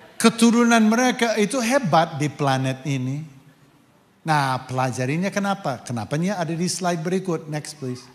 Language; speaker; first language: Indonesian; non-native, fluent; English